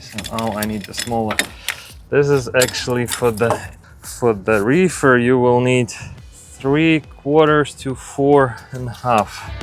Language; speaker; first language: English; non-native, fluent; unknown